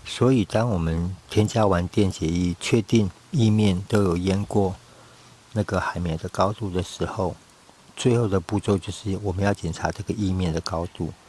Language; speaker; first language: Chinese; native; Chinese